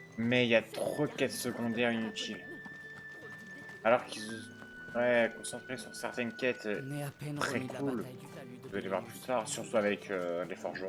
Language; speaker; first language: French; native; French